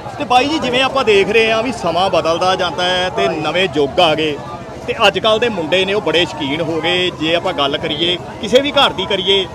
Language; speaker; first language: Punjabi; native; Punjabi